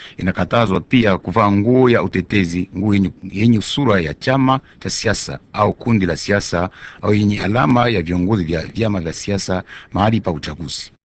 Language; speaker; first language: Swahili; native; Swahili